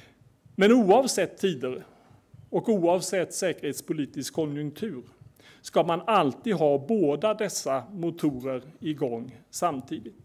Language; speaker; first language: Swedish; native; Swedish